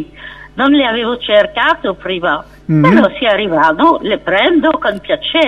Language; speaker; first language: Italian; non-native, fluent; French